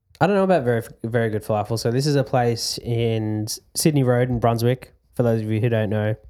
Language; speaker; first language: English; native; English